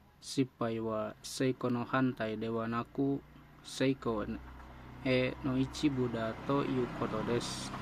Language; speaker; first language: Japanese; non-native, learner; Indonesian